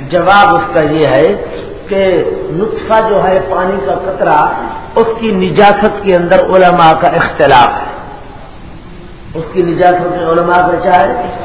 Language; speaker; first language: Urdu; non-native, local second language; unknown